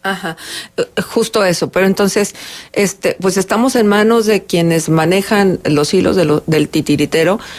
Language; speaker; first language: Spanish; native; Spanish